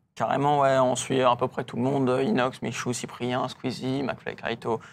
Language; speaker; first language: French; native; French